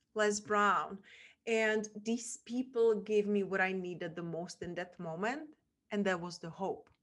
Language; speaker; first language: English; non-native, fluent; Czech